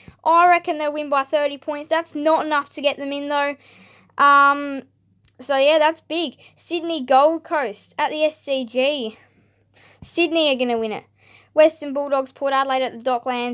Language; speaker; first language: English; native; English